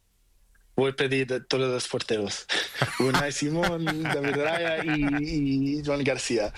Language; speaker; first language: Spanish; non-native, learner; Portuguese